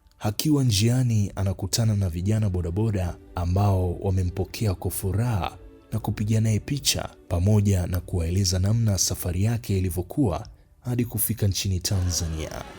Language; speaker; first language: Swahili; native; Swahili